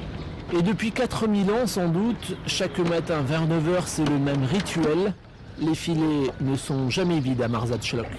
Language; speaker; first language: French; native; French